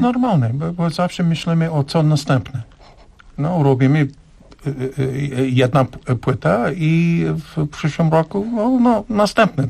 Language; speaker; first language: Polish; non-native, learner; English